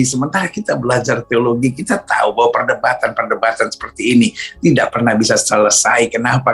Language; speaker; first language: Indonesian; native; Indonesian